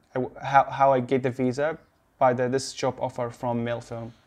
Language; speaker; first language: English; non-native, learner; Arabic